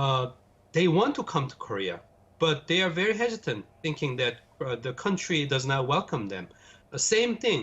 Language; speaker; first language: English; non-native, fluent; Korean